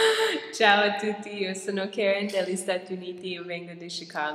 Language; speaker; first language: Italian; non-native, learner; English